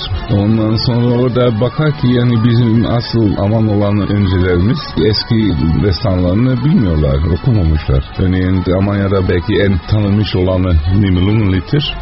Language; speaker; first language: Turkish; non-native, fluent; Dutch